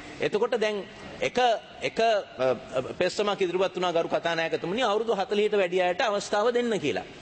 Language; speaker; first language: Sinhala; native; Sinhala